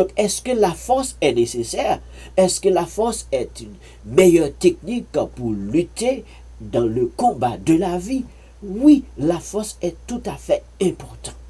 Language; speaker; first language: French; non-native, learner; Haitian Creole